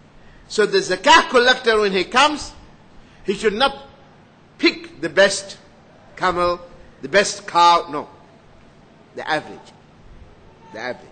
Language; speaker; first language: English; non-native, fluent; Arabic